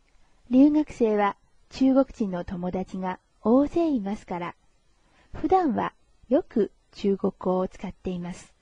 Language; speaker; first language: Japanese; non-native, fluent; Chinese